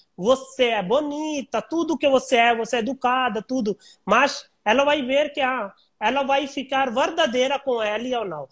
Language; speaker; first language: Portuguese; non-native, learner; Hindi